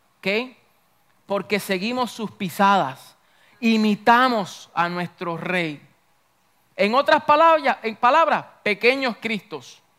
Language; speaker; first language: Spanish; early bilingual, heritage; Spanish